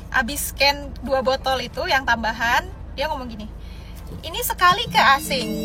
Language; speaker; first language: Indonesian; native; Indonesian